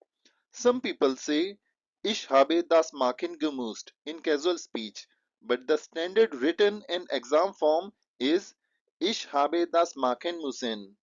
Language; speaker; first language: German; non-native, fluent; Hindi